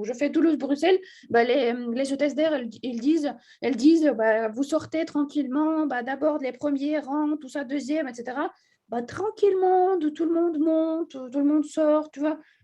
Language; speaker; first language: French; non-native, fluent; Russian